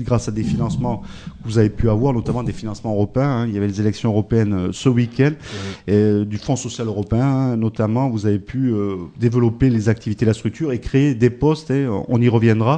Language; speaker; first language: French; native; French